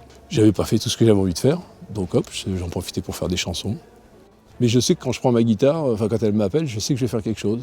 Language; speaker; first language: French; native; French